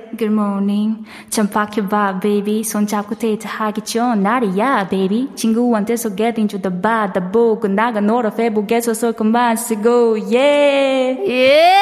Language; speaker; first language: Korean; non-native, fluent; Uzbek